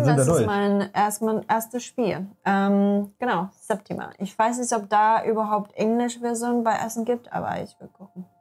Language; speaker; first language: German; non-native, learner; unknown